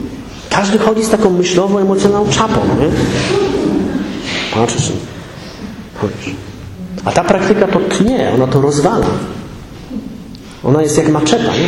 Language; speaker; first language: Polish; native; Polish